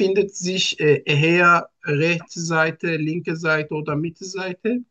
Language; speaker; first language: German; non-native, learner; Turkish